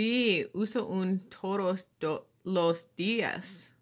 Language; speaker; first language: Spanish; non-native, learner; English